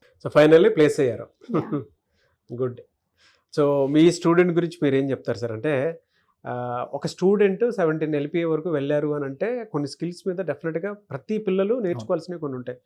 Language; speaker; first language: Telugu; native; Telugu